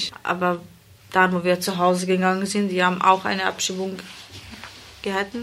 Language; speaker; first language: German; non-native, learner; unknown